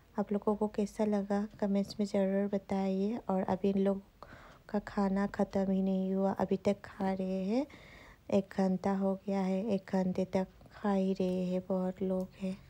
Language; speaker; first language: Hindi; non-native, local second language; Assamese